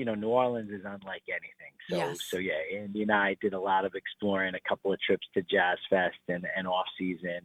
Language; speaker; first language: English; native; English